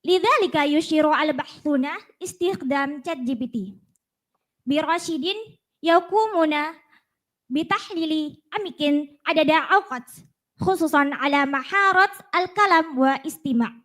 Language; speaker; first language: Arabic; non-native, learner; Indonesian